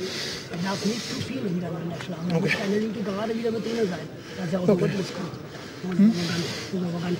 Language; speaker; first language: German; native; German